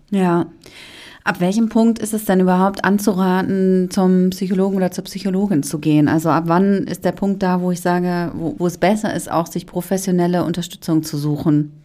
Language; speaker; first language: German; native; German